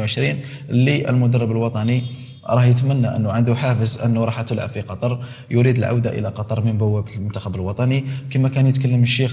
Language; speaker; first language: Arabic; native; Arabic